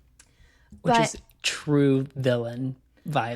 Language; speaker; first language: English; native; English